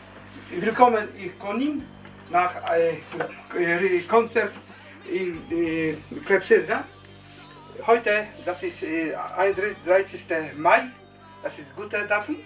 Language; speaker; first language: German; non-native, learner; Polish